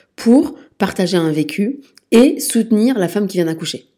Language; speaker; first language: French; native; French